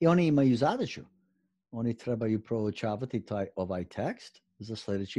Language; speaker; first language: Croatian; non-native, fluent; English